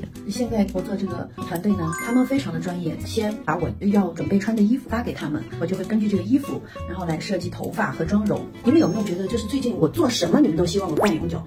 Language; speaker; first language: Chinese; native; Chinese